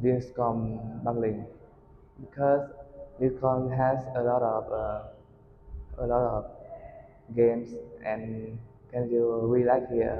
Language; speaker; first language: English; non-native, learner; Vietnamese